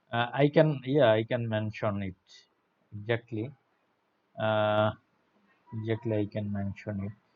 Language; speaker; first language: English; non-native, learner; Bangla